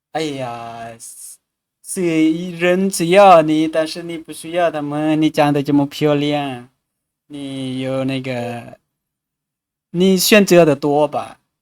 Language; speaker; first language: Chinese; non-native, fluent; Lao